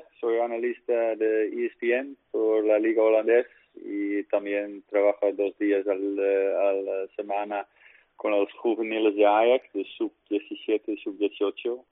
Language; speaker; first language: Spanish; non-native, learner; Dutch